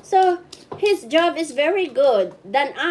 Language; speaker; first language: English; non-native, local second language; Filipino